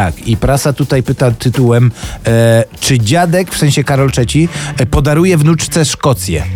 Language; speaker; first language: Polish; native; Polish